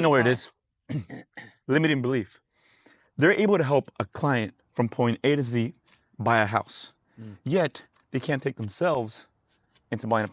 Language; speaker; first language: English; native; English